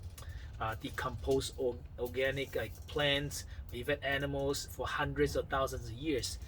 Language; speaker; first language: English; non-native, fluent; Chinese